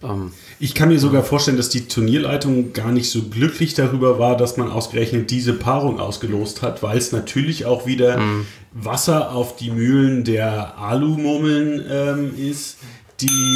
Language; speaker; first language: German; native; German